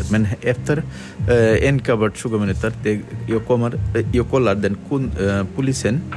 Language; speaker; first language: Swedish; non-native, learner; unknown